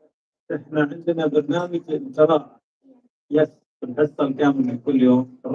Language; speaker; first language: Arabic; native; Arabic